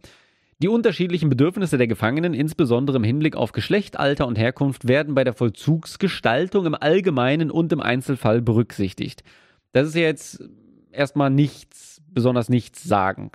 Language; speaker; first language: German; native; German